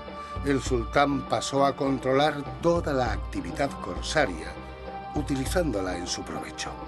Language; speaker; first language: Spanish; native; Spanish